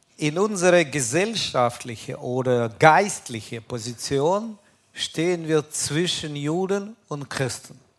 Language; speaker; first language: German; non-native, fluent; Russian